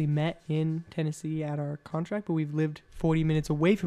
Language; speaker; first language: English; native; English